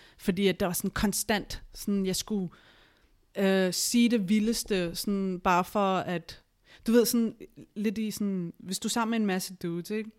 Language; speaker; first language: Danish; early bilingual, other home language; Spanish